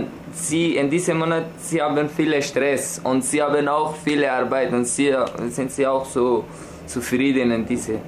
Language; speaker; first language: German; non-native, learner; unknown